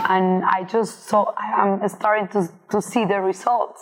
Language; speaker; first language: English; non-native, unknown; Spanish